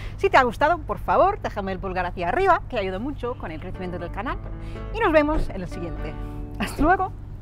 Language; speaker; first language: Spanish; non-native, fluent; English